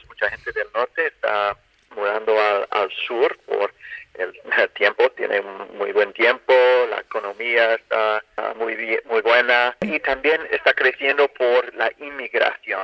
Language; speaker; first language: Spanish; non-native, fluent; English